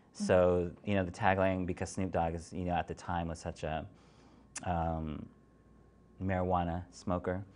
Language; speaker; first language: English; native; English